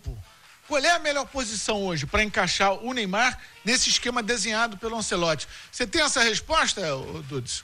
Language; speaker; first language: Portuguese; native; Portuguese